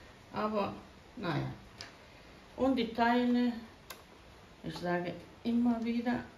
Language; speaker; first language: German; non-native, fluent; Croatian